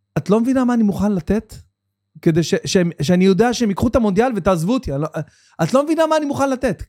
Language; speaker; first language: Hebrew; native; Hebrew